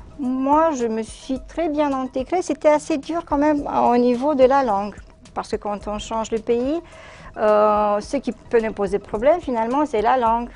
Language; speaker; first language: French; non-native, fluent; Romanian